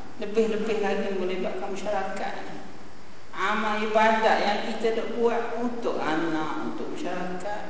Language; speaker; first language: Malay; early bilingual, heritage; Arabic